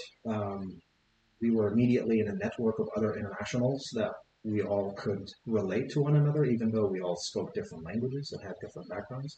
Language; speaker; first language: English; non-native, fluent; Arabic